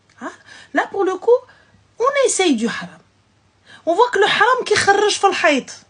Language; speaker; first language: French; early bilingual, other home language; Arabic